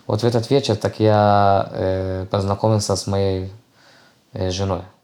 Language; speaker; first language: Russian; early bilingual, heritage; Russian